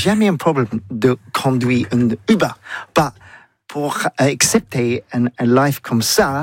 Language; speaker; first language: French; non-native, learner; English